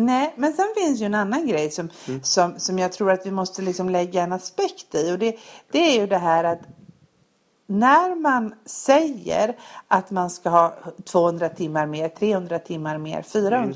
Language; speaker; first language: Swedish; native; Swedish